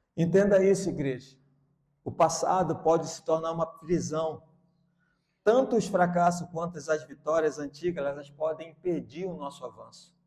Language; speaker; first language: Portuguese; native; Portuguese